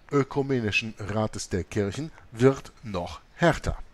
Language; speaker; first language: German; native; German